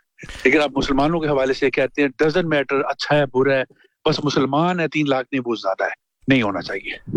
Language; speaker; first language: Urdu; native; Urdu